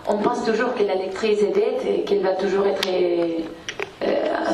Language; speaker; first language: French; non-native, fluent; Spanish